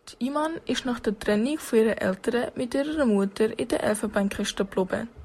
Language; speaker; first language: German; native; German